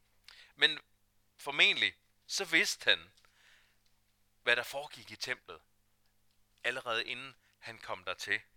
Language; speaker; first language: Danish; native; Danish